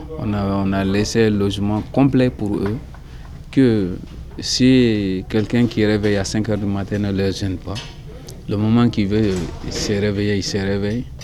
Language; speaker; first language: French; non-native, local second language; Soninke